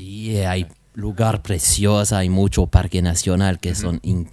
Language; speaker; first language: Spanish; non-native, learner; French